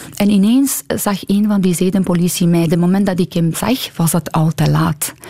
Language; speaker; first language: Dutch; non-native, fluent; Persian